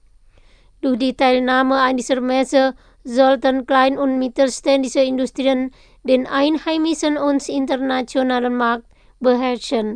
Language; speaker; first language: German; non-native, fluent; Indonesian